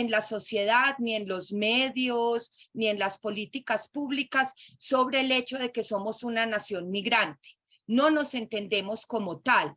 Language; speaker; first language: Spanish; native; Spanish